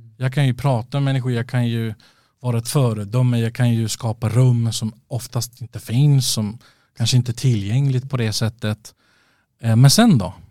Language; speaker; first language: Swedish; early bilingual, other home language; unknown